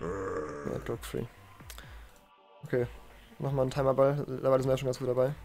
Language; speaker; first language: German; native; German